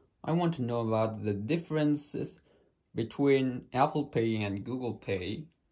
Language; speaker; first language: English; non-native, learner; Korean